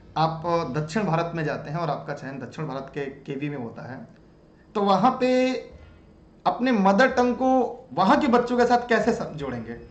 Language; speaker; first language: Hindi; native; Hindi